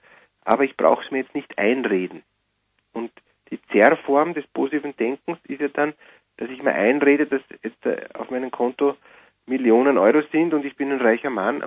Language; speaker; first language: German; native; German